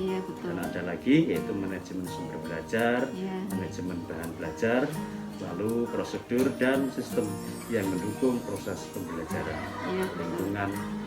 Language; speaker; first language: Indonesian; native; Indonesian